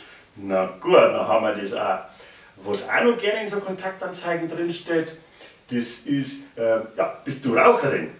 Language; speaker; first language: German; native; German